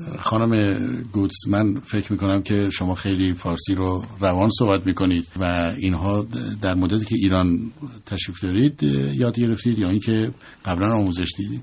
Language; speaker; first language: Persian; native; Persian